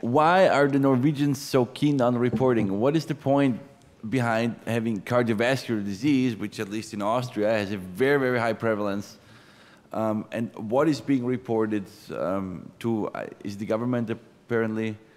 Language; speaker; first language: English; non-native, fluent; German